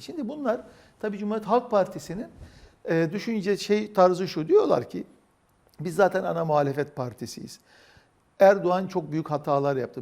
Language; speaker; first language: Turkish; native; Turkish